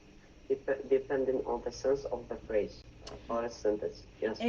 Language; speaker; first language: English; non-native, learner; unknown